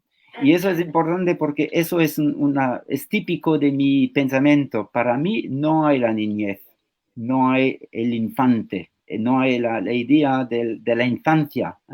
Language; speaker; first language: Spanish; non-native, fluent; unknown